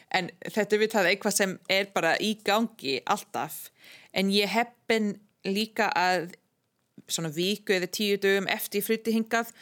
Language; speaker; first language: Icelandic; non-native, fluent; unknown